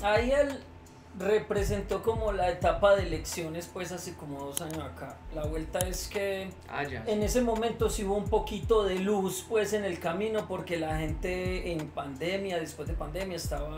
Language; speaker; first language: Spanish; native; Spanish